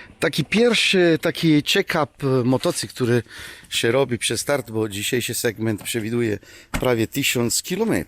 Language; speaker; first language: Polish; non-native, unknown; Italian